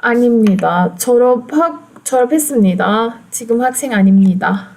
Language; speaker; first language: Korean; non-native, fluent; Turkish